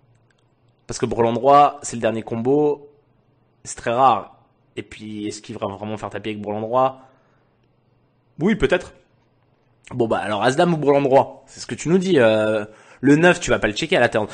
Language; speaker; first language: French; native; French